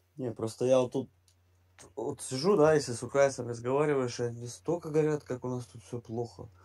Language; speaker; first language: Russian; native; Russian